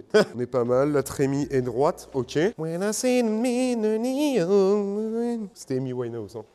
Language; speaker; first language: French; native; French